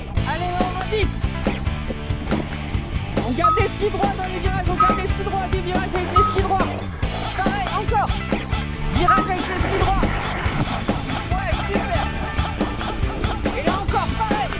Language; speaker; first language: French; native; French